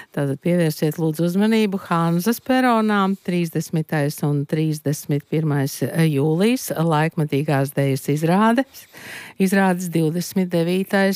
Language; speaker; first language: Latvian; native; Latvian